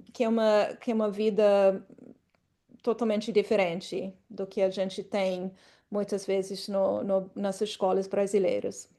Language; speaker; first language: Portuguese; non-native, fluent; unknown